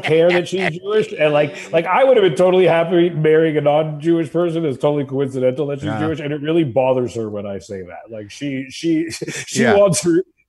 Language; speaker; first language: English; native; English